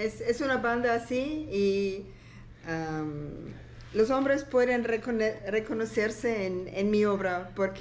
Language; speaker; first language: Spanish; non-native, learner; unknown